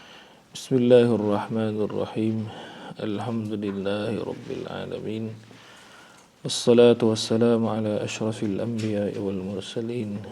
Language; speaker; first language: Arabic; non-native, fluent; Malay